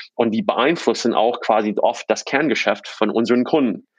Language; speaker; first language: German; non-native, fluent; English